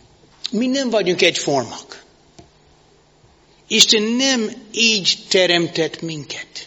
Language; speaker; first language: Hungarian; non-native, fluent; English